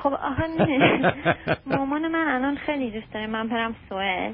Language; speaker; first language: Persian; early bilingual, heritage; Persian